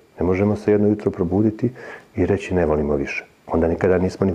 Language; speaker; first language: Serbian; native; Serbian